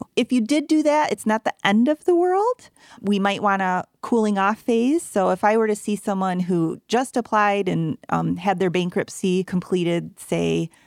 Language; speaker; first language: English; native; English